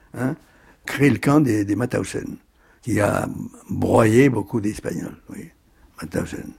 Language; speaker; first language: French; early bilingual, other home language; Spanish